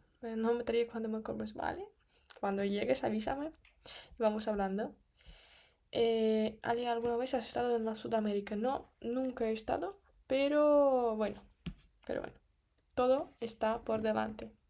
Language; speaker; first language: Spanish; non-native, fluent; Russian